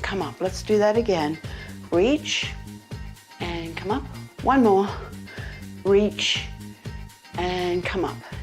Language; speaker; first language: English; native; English